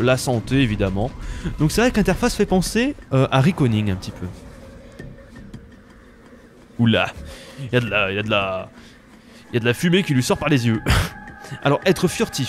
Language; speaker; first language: French; native; French